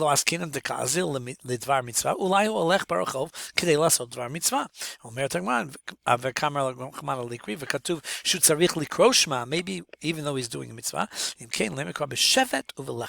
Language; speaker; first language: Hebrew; non-native, fluent; English